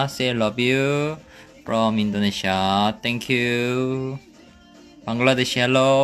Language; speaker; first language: English; non-native, learner; Korean